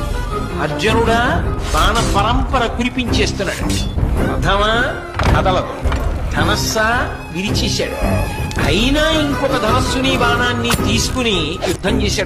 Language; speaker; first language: Telugu; native; Telugu